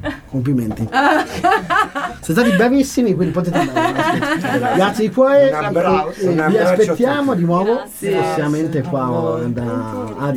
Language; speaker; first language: Italian; native; Italian